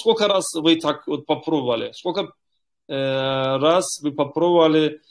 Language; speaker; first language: Russian; non-native, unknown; Turkish